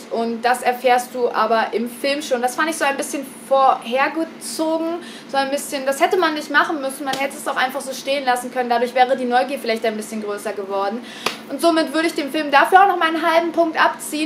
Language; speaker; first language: German; native; German